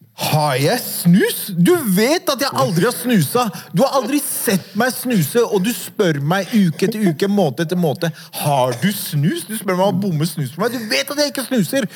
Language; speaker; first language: Norwegian; early bilingual, other home language; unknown